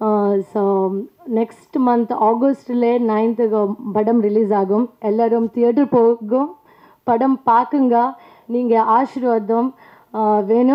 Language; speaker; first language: Tamil; non-native, learner; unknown